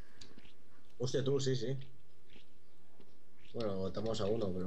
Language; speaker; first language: Spanish; native; Spanish